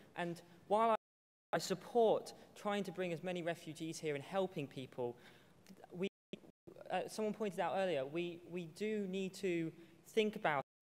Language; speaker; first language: English; native; English